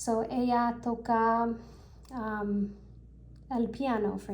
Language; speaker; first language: Spanish; non-native, learner; English